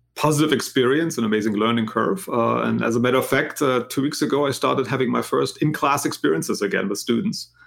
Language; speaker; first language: English; non-native, fluent; German